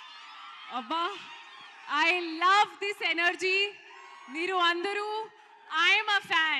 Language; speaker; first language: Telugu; non-native, local second language; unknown